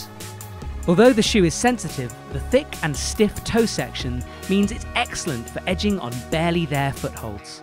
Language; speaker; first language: English; native; English